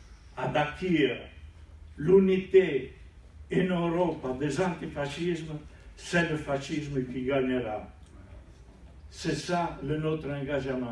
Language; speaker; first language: French; non-native, fluent; Italian